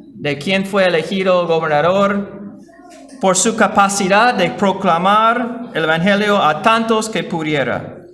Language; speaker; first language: Spanish; non-native, fluent; English